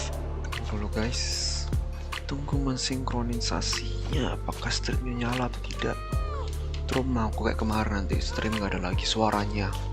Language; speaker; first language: Indonesian; native; Indonesian